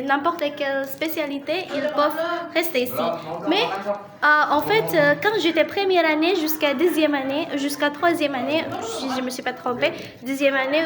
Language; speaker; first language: French; non-native, learner; Indonesian